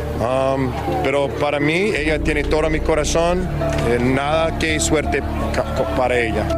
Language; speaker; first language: Spanish; non-native, learner; English